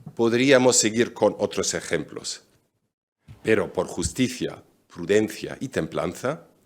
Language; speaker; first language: Spanish; non-native, fluent; German